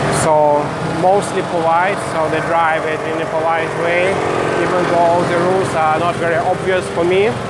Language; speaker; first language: English; non-native, fluent; Russian